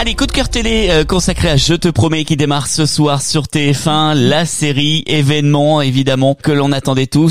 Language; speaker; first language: French; native; French